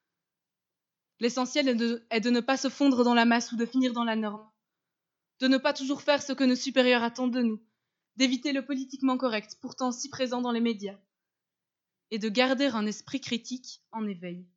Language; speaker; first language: French; native; French